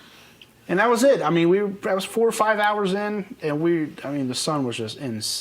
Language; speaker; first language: English; native; English